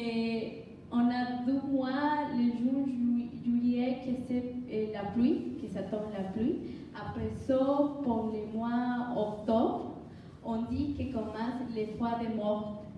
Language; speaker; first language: French; non-native, learner; Spanish